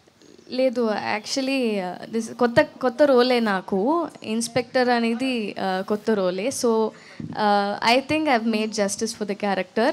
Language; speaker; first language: Telugu; non-native, local second language; Tamil